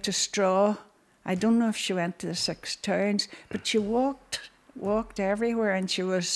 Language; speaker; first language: English; native; English